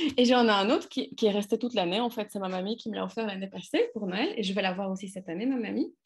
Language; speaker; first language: French; non-native, fluent; Polish